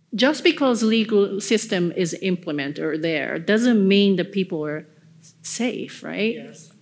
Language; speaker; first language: English; early bilingual, other home language; Korean